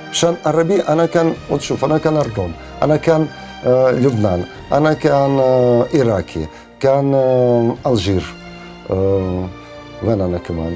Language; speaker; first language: Arabic; non-native, learner; Russian